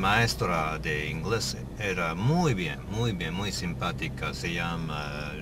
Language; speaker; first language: Spanish; non-native, learner; Japanese